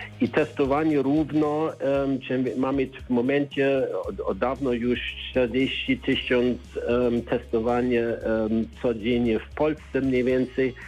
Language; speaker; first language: Polish; non-native, learner; German